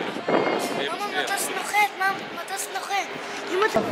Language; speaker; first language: Russian; early bilingual, heritage; Hebrew